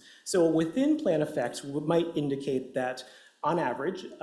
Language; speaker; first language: English; native; English